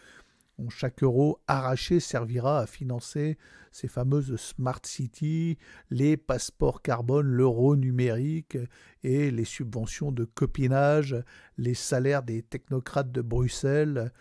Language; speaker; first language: French; native; French